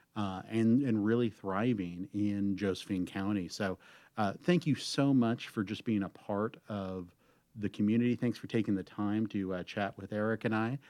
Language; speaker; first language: English; native; English